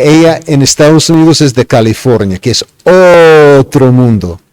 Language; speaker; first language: Spanish; non-native, fluent; English